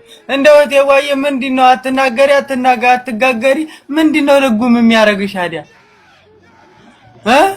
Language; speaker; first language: Arabic; non-native, learner; Amharic